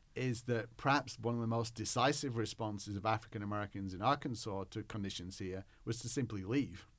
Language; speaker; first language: English; native; English